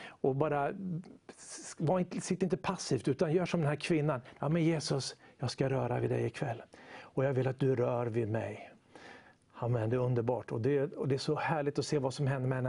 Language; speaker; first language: Swedish; native; Swedish